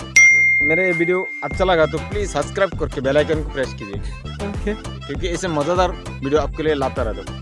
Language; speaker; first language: Hindi; non-native, local second language; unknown